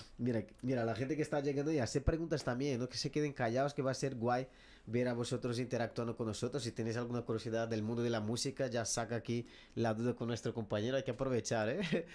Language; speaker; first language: Spanish; non-native, fluent; Portuguese